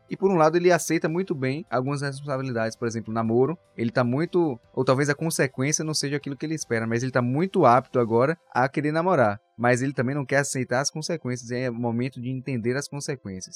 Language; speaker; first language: Portuguese; native; Portuguese